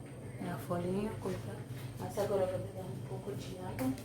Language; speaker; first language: Portuguese; non-native, learner; Haitian Creole